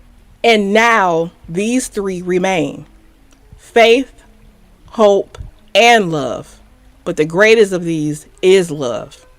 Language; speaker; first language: English; native; English